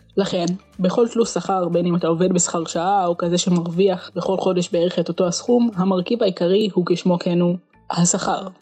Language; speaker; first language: Hebrew; native; Hebrew